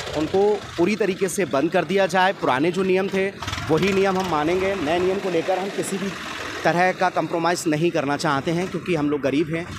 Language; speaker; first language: Hindi; native; Hindi